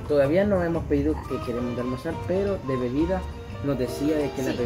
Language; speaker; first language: Spanish; native; Spanish